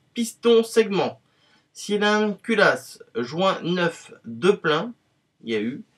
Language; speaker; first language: French; native; French